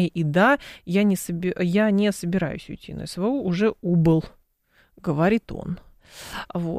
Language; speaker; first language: Russian; native; Russian